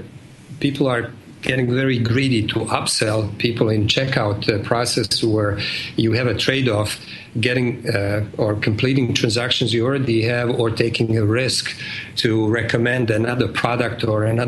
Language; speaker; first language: English; non-native, fluent; Bosnian